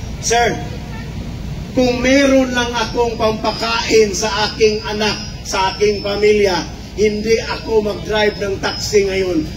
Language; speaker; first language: Filipino; non-native, local second language; Cebuano